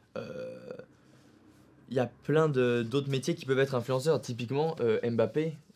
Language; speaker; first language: French; native; French